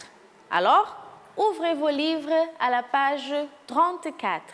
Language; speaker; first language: French; non-native, fluent; Portuguese